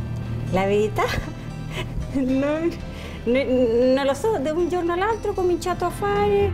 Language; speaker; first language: Italian; early bilingual, heritage; Spanish